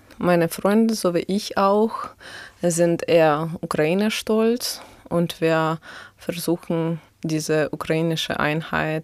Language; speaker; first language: German; non-native, fluent; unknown